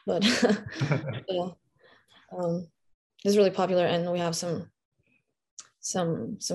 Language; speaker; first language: English; non-native, fluent; Lithuanian